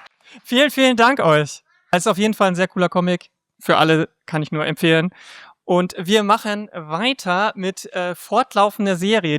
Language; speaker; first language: German; native; German